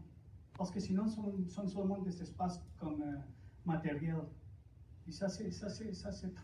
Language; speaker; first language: French; non-native, fluent; Spanish